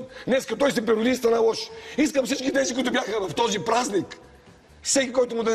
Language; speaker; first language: Bulgarian; native; Bulgarian